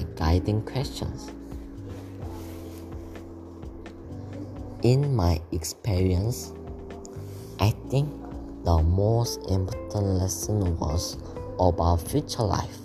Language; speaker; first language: English; non-native, learner; Korean